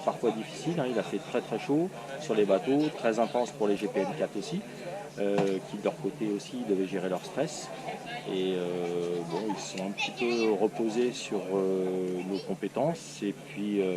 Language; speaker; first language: French; native; French